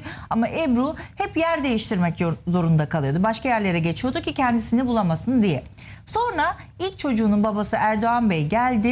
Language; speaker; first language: Turkish; native; Turkish